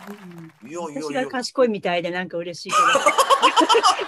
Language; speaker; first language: Japanese; native; Japanese